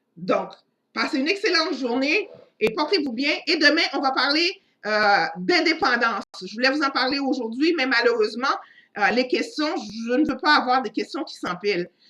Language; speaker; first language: French; non-native, local second language; Haitian Creole